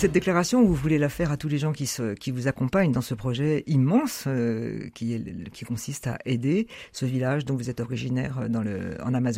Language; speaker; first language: French; native; French